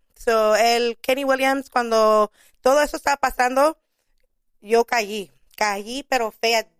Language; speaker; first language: Spanish; early bilingual, other home language; English